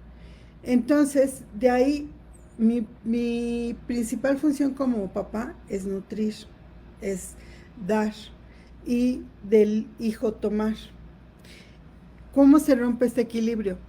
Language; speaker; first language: Spanish; native; Spanish